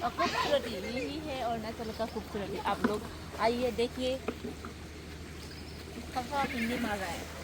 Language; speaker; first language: Hindi; non-native, local second language; Assamese